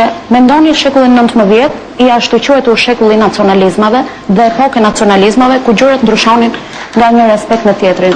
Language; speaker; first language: Albanian; native; Albanian